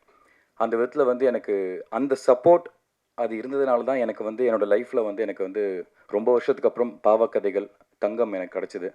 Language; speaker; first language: Tamil; native; Tamil